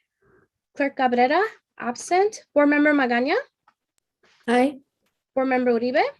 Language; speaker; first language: English; native; English